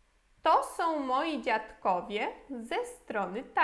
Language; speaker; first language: Polish; non-native, fluent; Portuguese